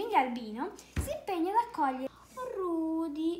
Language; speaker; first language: Italian; native; Italian